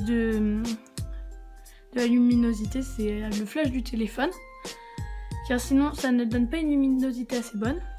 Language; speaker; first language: French; native; French